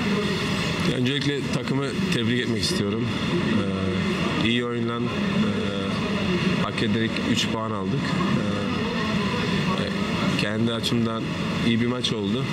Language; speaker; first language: Turkish; early bilingual, heritage; Turkish